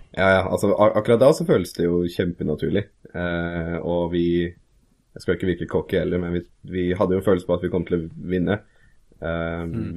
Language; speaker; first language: Norwegian; native; Norwegian